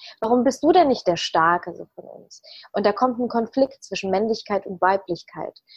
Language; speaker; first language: German; early bilingual, other home language; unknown